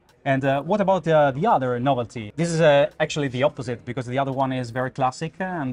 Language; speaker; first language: English; non-native, fluent; Italian